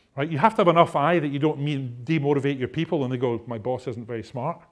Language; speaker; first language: English; native; English